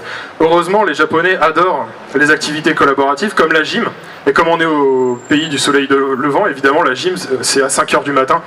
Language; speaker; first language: French; native; French